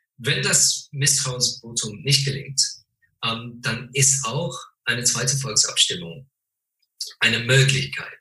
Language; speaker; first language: German; non-native, fluent; English